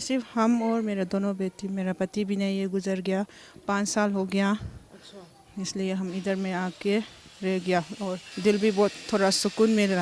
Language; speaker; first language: Hindi; non-native, local second language; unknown